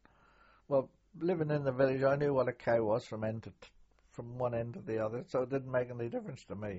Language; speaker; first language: English; native; English